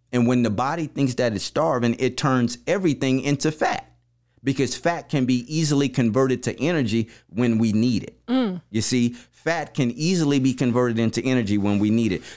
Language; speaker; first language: English; native; English